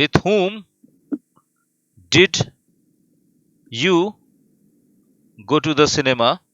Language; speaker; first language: English; non-native, fluent; Hindi